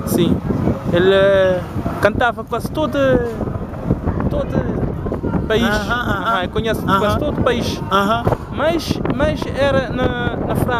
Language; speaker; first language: Portuguese; non-native, local second language; Kabuverdianu